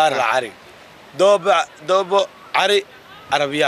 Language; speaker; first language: Italian; non-native, learner; Somali